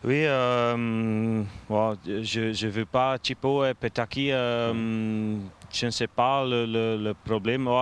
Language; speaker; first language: French; non-native, learner; Norwegian